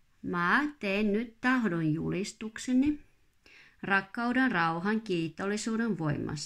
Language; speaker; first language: Finnish; non-native, fluent; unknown